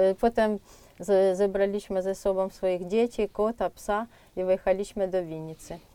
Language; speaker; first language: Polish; non-native, fluent; Ukrainian